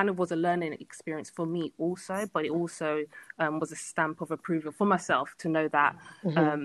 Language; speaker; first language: English; native; English